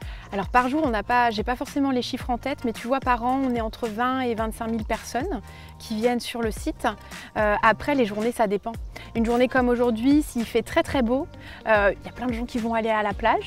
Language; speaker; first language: French; native; French